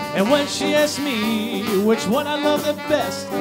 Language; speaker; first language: English; native; English